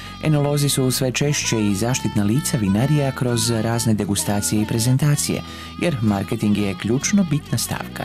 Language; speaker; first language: Croatian; native; Croatian